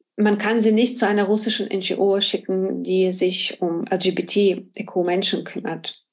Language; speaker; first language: German; non-native, fluent; Ukrainian